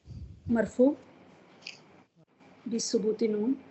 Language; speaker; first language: Arabic; non-native, learner; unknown